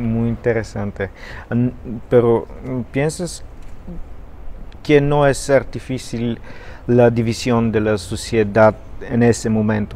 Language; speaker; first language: Spanish; non-native, fluent; Bulgarian